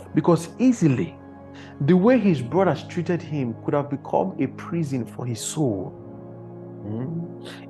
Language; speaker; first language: English; non-native, local second language; Yoruba